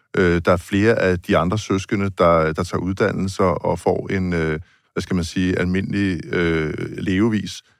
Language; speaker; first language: Danish; native; Danish